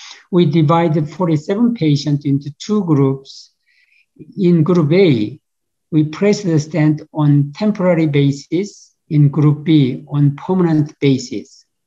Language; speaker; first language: English; non-native, fluent; Korean